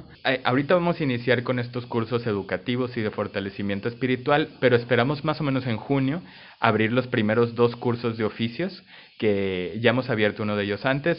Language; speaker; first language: Spanish; native; Spanish